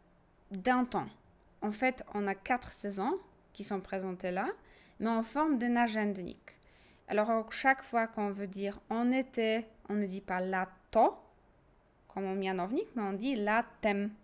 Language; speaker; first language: French; non-native, fluent; Polish